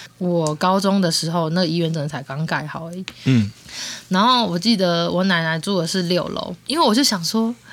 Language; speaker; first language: Chinese; native; Chinese